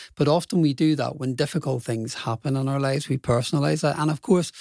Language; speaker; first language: English; native; English